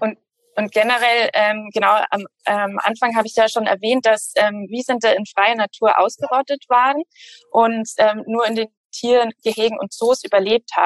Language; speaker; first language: German; native; German